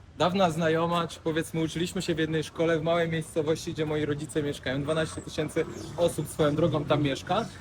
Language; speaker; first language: Polish; native; Polish